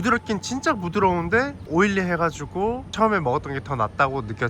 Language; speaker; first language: Korean; native; Korean